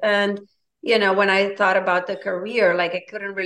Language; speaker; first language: English; non-native, fluent; Romanian